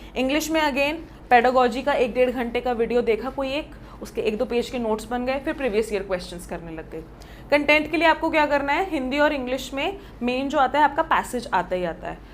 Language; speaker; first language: Hindi; native; Hindi